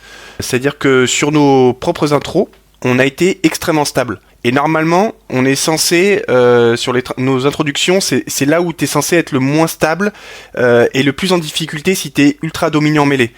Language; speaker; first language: French; native; French